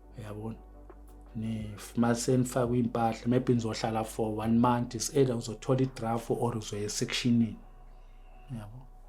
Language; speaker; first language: Zulu; native; Zulu